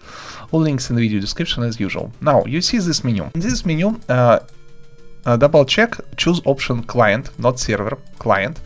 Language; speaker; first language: English; non-native, learner; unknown